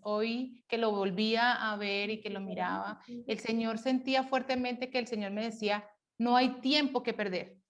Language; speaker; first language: Spanish; native; Spanish